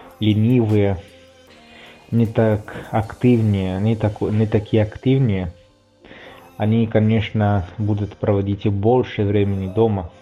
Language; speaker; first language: Russian; non-native, fluent; Italian